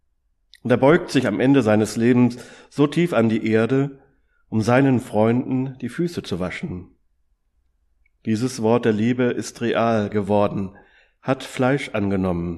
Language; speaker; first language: German; native; German